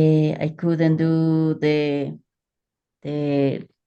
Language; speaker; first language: English; non-native, learner; Spanish